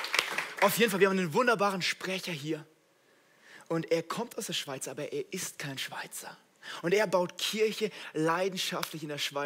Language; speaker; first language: German; native; German